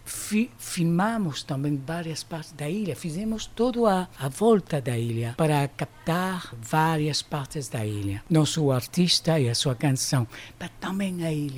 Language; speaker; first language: Portuguese; non-native, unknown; French